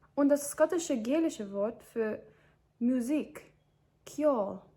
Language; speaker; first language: German; non-native, learner; English